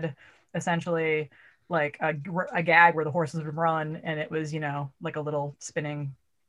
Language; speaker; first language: English; native; English